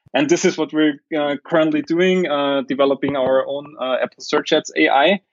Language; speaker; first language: English; non-native, fluent; German